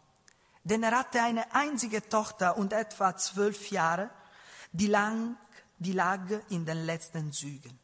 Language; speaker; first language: German; non-native, learner; Italian